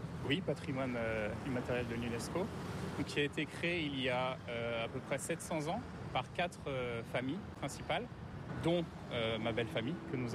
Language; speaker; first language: French; native; French